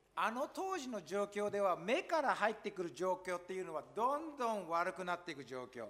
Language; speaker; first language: Japanese; non-native, fluent; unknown